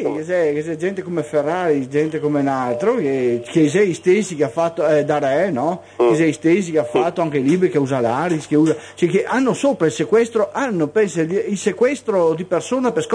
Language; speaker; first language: Italian; native; Italian